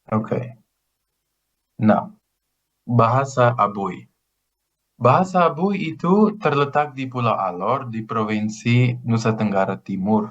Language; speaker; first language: Indonesian; non-native, fluent; Greek